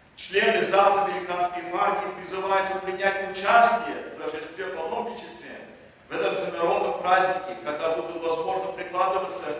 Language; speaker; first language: Russian; early bilingual, heritage; Russian